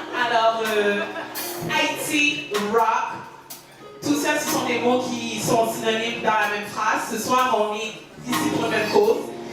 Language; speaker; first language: French; native; French